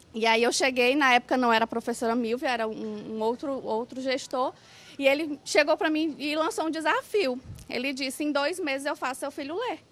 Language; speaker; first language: Portuguese; native; Portuguese